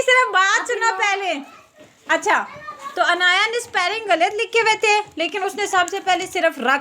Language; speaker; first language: Urdu; native; Urdu